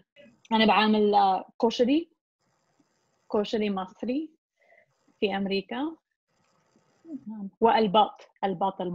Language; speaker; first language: Arabic; non-native, fluent; English